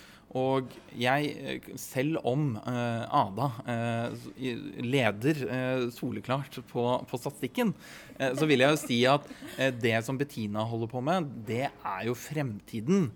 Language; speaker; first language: Norwegian; native; Norwegian